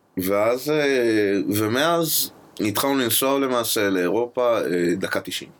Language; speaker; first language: Hebrew; native; Hebrew